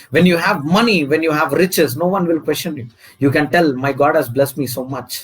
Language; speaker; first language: English; non-native, local second language; Telugu